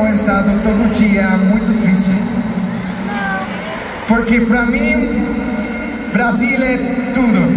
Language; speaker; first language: Portuguese; non-native, fluent; Spanish